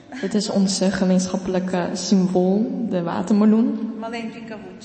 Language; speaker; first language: Dutch; non-native, fluent; Ukrainian